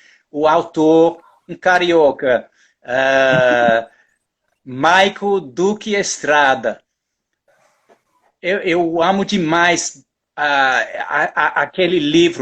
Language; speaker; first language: Portuguese; non-native, fluent; English